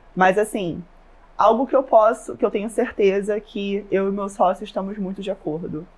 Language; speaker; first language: Portuguese; native; Portuguese